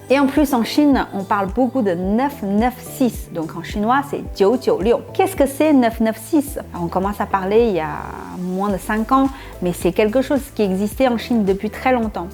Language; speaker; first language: French; non-native, fluent; Chinese